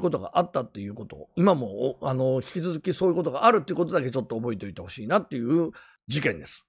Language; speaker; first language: Japanese; native; Japanese